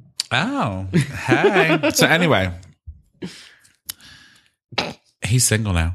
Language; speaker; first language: English; native; English